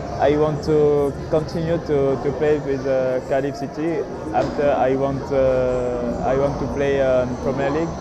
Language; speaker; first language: English; non-native, learner; French